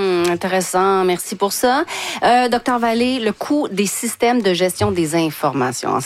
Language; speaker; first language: French; native; French